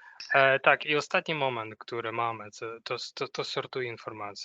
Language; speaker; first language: Polish; non-native, fluent; Ukrainian